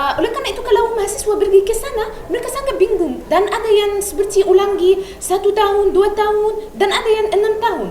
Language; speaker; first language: Indonesian; non-native, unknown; Arabic